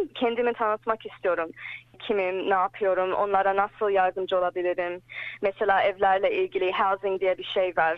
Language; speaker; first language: Turkish; early bilingual, heritage; English